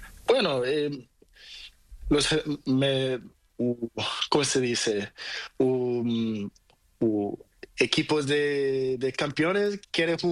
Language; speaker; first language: Spanish; non-native, learner; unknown